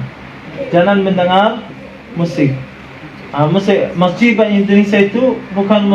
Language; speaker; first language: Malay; non-native, fluent; Arabic